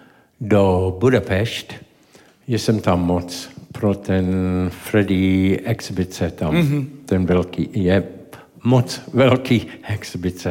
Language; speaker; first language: Czech; non-native, learner; English